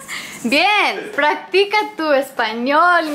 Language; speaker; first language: Spanish; early bilingual, heritage; English